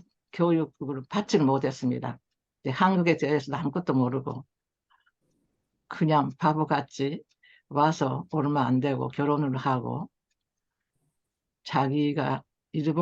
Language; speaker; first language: Korean; early bilingual, heritage; Korean